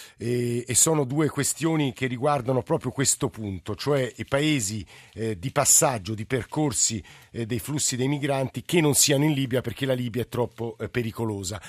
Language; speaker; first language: Italian; native; Italian